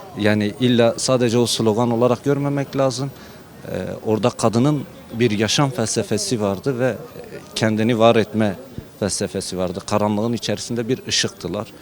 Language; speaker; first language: Turkish; non-native, local second language; Kurdish